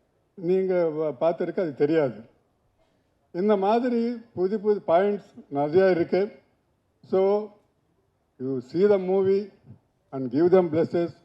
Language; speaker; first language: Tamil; non-native, learner; Telugu